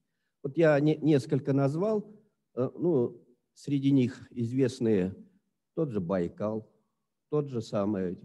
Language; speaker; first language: Russian; native; Russian